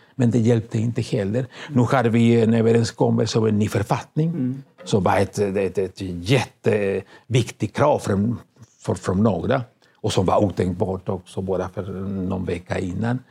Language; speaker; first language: Swedish; non-native, fluent; Spanish